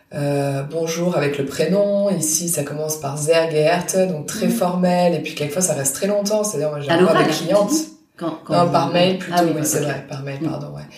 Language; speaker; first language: French; native; French